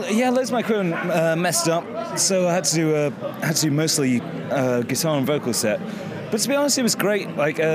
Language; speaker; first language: English; native; English